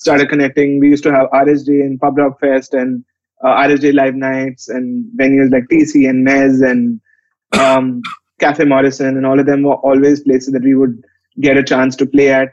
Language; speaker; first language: English; non-native, local second language; Hindi